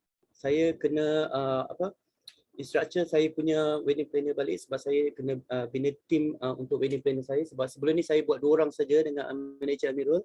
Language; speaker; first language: Malay; native; Malay